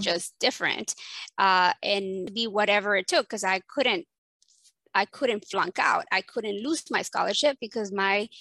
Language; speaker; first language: English; early bilingual, other home language; Spanish